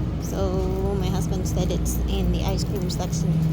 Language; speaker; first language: English; non-native, fluent; Thai